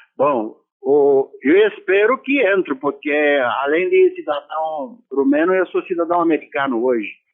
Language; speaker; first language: Portuguese; non-native, fluent; Romanian